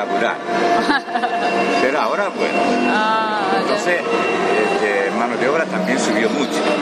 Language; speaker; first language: Spanish; non-native, fluent; Japanese